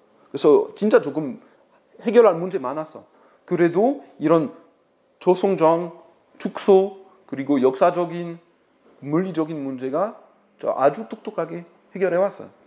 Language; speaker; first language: Korean; non-native, fluent; French